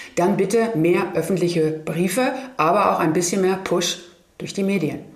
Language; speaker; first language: German; native; German